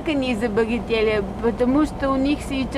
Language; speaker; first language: Russian; non-native, learner; Bulgarian